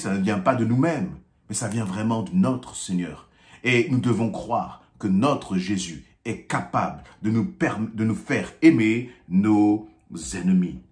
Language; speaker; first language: French; native; French